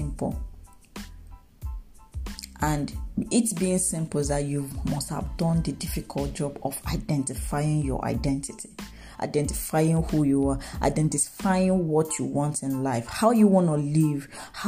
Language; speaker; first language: English; non-native, local second language; Igbo